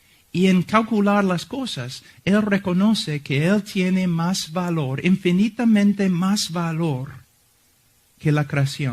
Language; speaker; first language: Spanish; non-native, fluent; English